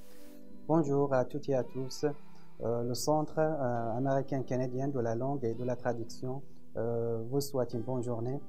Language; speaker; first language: French; non-native, fluent; Arabic